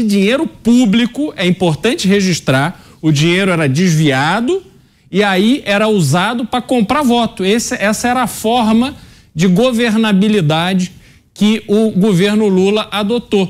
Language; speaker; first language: Portuguese; native; Portuguese